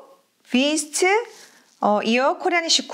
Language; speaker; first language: German; non-native, fluent; Korean